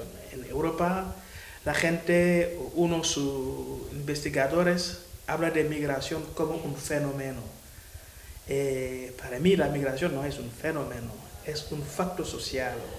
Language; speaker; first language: Spanish; non-native, fluent; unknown